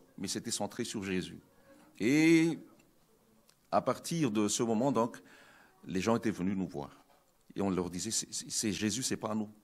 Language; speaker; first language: French; non-native, local second language; Malagasy